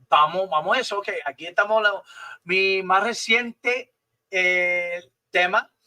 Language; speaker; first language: Spanish; early bilingual, other home language; English